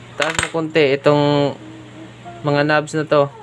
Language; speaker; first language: Filipino; non-native, local second language; Cebuano